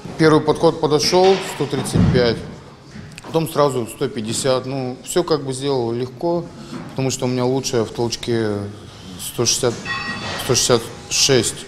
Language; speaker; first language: Russian; native; Russian